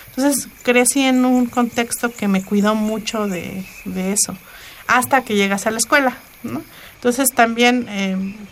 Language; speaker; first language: Spanish; non-native, local second language; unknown